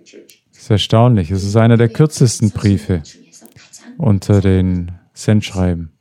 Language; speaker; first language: German; non-native, fluent; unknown